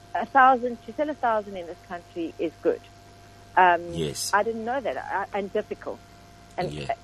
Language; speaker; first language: English; native; English